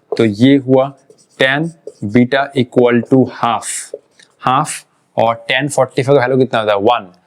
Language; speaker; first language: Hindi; non-native, local second language; Bangla